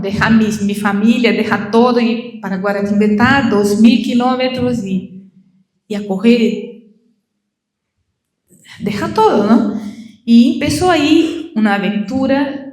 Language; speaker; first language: Spanish; non-native, learner; Portuguese